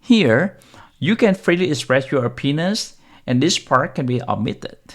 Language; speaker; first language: English; non-native, fluent; Vietnamese